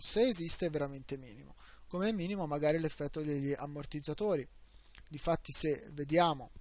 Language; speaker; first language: Italian; native; Italian